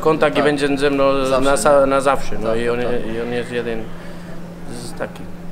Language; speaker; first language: Polish; non-native, learner; Spanish